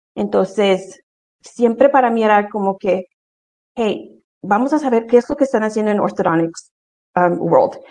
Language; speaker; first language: Spanish; early bilingual, heritage; Spanish